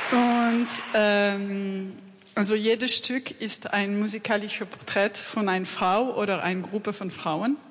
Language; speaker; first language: German; non-native, fluent; French